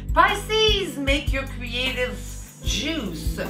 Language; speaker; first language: English; native; English